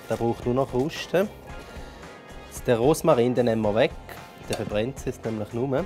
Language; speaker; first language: German; native; German